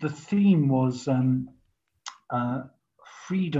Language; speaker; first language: English; native; English